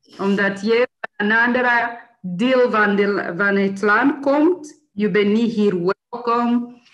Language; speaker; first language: Dutch; non-native, learner; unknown